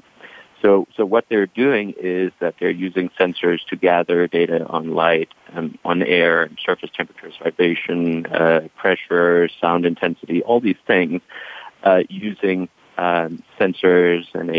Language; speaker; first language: English; non-native, fluent; Danish